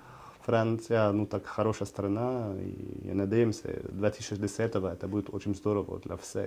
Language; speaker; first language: Russian; non-native, fluent; French